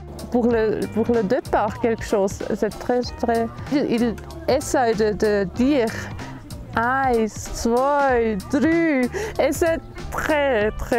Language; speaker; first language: French; non-native, local second language; German